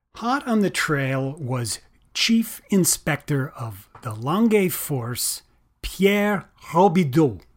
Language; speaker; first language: English; native; English